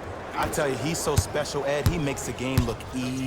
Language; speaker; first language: English; native; English